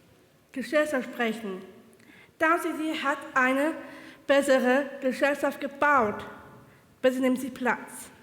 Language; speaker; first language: German; non-native, learner; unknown